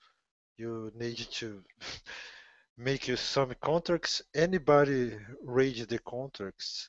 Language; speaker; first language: English; non-native, learner; Portuguese